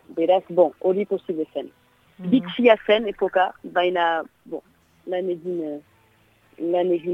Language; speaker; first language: Basque; non-native, local second language; French